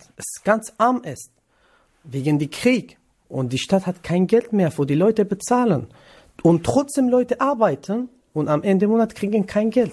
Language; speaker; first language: German; non-native, learner; Kurdish